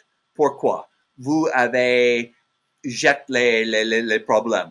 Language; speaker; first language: French; non-native, learner; English